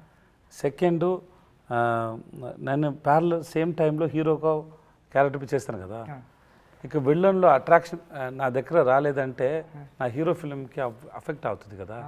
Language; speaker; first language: Telugu; non-native, learner; Tamil